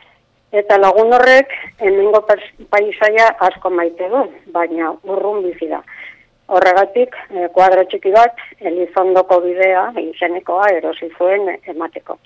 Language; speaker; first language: Basque; non-native, local second language; Spanish